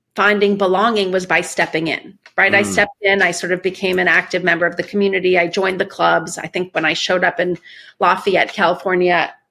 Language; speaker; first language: English; early bilingual, other home language; Persian